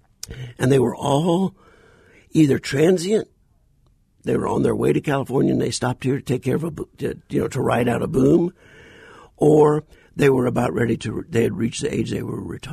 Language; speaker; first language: English; native; English